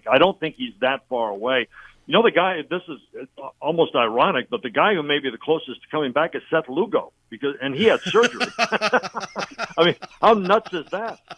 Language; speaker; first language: English; native; English